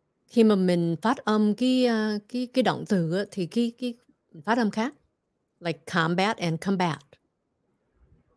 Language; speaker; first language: Vietnamese; early bilingual, heritage; Vietnamese